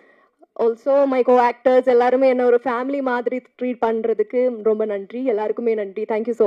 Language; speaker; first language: Tamil; non-native, learner; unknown